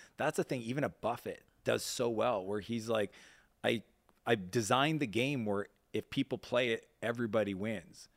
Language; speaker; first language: English; native; English